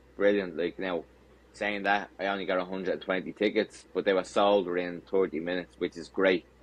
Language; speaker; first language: English; native; English